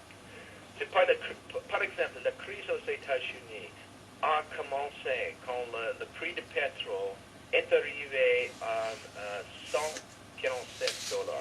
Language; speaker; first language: French; non-native, fluent; English